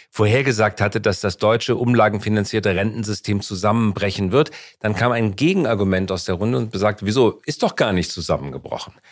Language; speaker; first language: German; native; German